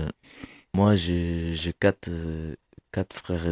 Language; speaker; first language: French; non-native, fluent; Kabuverdianu